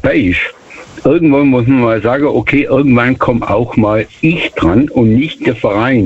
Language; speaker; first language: German; native; German